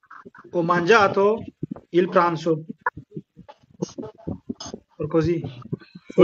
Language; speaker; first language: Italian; non-native, learner; Bangla